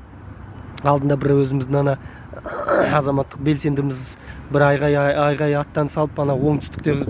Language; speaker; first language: Kazakh; native; Kazakh